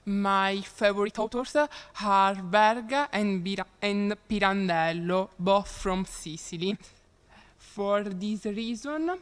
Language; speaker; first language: English; non-native, learner; Italian